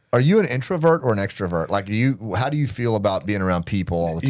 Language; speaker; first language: English; native; English